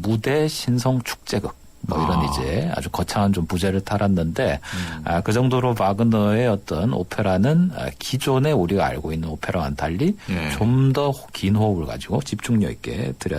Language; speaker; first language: Korean; native; Korean